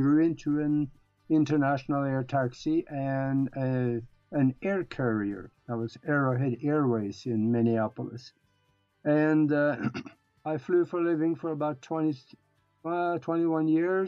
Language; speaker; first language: English; non-native, fluent; Norwegian